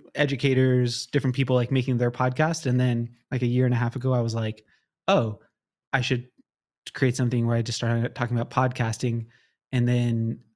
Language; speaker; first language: English; native; English